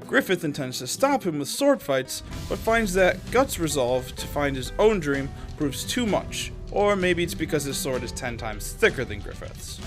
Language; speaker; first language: English; native; English